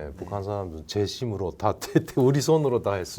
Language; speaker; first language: Korean; native; Korean